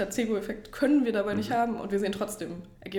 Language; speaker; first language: German; native; German